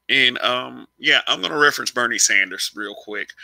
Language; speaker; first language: English; native; English